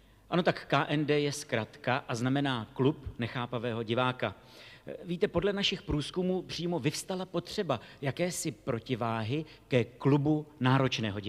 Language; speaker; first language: Czech; native; Czech